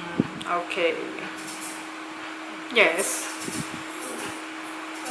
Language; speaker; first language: English; non-native, local second language; Indonesian